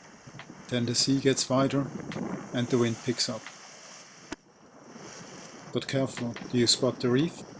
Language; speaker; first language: English; non-native, fluent; German